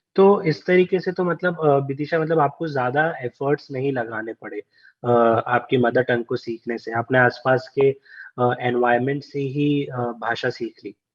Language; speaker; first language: Hindi; native; Hindi